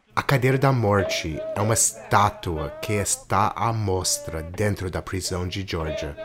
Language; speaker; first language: Portuguese; non-native, fluent; English